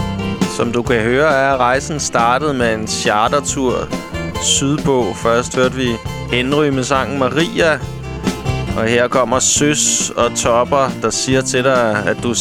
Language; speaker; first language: Danish; native; Danish